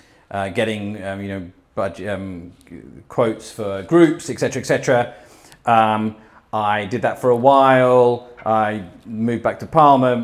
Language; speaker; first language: English; early bilingual, heritage; English